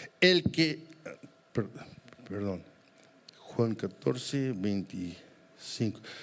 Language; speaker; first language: Spanish; native; Spanish